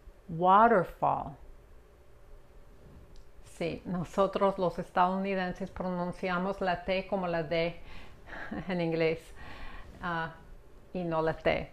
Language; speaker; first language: Spanish; non-native, fluent; English